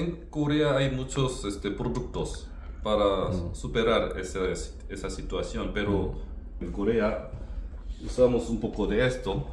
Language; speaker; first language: Spanish; non-native, learner; Korean